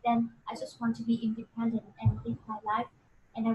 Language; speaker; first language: English; non-native, fluent; Vietnamese